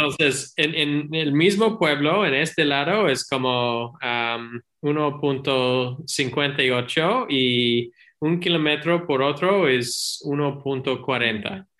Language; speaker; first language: Spanish; non-native, learner; English